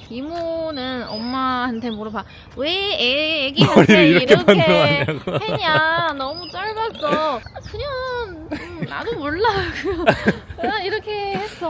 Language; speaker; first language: Korean; non-native, learner; Chinese